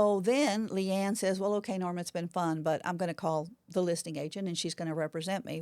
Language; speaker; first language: English; native; English